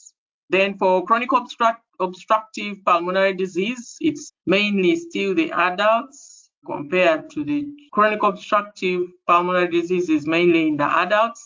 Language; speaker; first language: English; non-native, local second language; Ganda